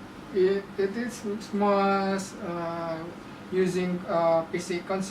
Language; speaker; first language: English; non-native, learner; Indonesian